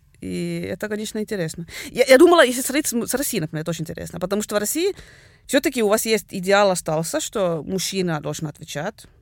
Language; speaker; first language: Russian; non-native, fluent; Swedish